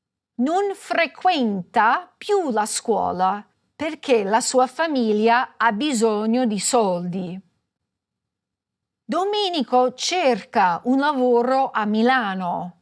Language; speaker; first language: Italian; non-native, fluent; English